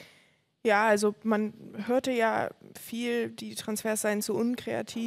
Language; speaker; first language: German; native; German